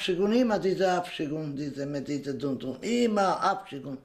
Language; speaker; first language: German; non-native, learner; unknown